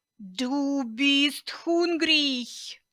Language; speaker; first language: German; non-native, fluent; Ukrainian